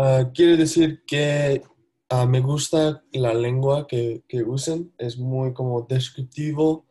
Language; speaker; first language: Spanish; non-native, learner; English